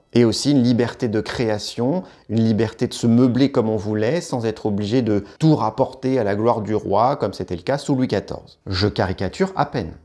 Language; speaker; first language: French; native; French